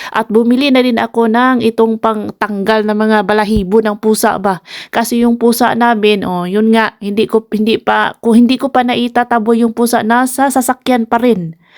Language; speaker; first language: Filipino; non-native, local second language; Cebuano